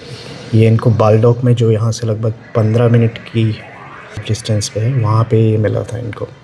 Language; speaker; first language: Hindi; native; Hindi